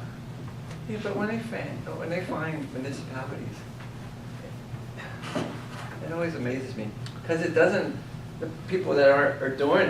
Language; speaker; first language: English; native; English